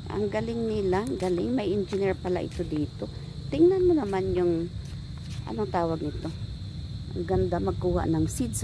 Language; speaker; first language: Filipino; non-native, local second language; Hiligaynon